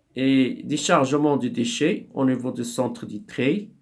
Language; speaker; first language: French; non-native, local second language; Arabic